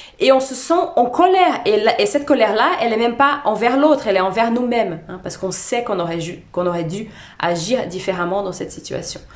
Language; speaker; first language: French; non-native, fluent; Portuguese